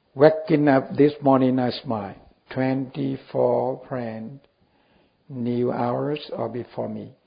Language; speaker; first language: English; non-native, learner; Vietnamese